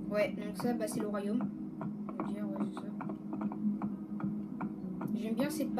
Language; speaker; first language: French; native; French